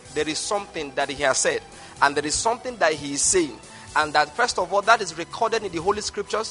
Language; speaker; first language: English; non-native, local second language; Igbo